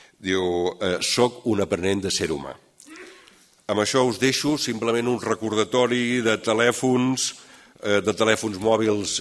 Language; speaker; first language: Catalan; native; Catalan